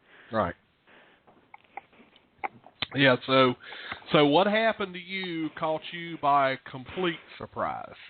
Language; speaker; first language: English; native; English